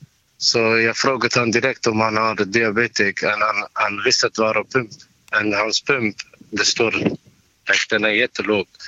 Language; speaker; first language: Swedish; non-native, learner; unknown